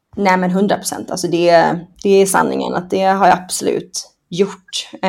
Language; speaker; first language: Swedish; early bilingual, other home language; Persian